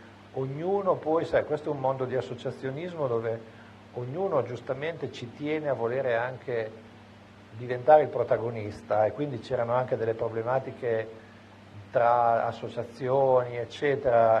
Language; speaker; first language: Italian; native; Italian